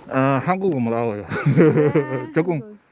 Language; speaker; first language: Korean; non-native, learner; English